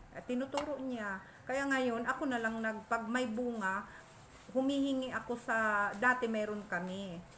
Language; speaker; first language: Filipino; non-native, local second language; Masbatenyo